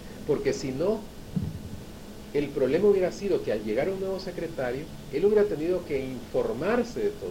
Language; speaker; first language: Spanish; native; Spanish